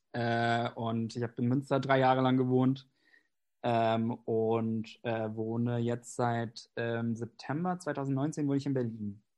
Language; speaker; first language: German; non-native, fluent; English